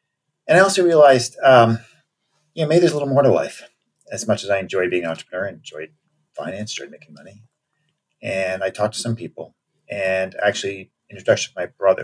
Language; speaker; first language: English; native; English